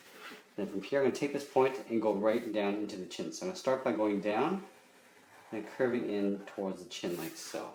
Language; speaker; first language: English; native; English